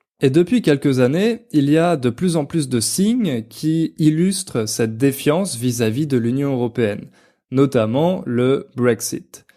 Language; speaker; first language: French; native; French